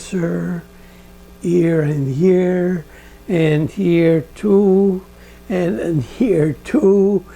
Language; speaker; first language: English; non-native, learner; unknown